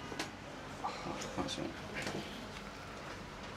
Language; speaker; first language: Chinese; native; Chinese